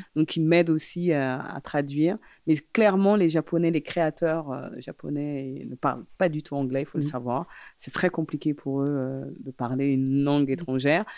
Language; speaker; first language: French; early bilingual, other home language; Fula